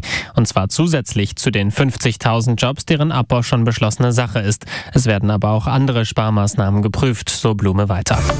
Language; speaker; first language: German; native; German